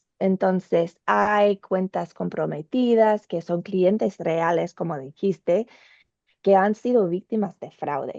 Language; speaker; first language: Spanish; non-native, learner; English